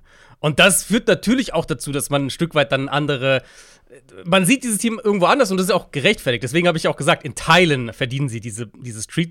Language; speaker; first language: German; native; German